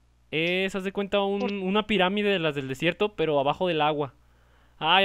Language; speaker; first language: Spanish; native; Spanish